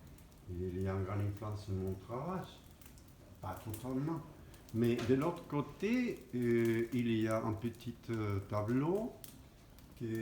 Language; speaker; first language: French; non-native, fluent; Spanish